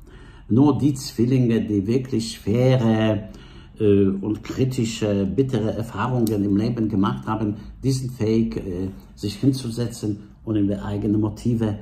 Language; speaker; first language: German; non-native, fluent; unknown